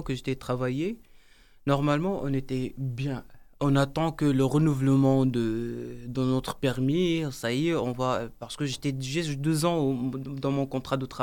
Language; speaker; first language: French; non-native, learner; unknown